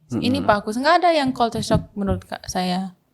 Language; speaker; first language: Indonesian; non-native, learner; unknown